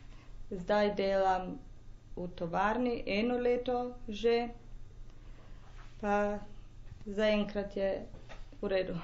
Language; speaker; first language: Slovenian; non-native, local second language; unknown